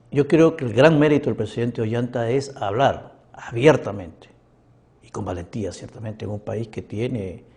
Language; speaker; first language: Spanish; native; Spanish